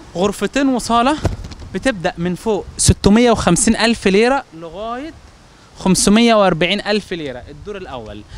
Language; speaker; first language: Arabic; native; Arabic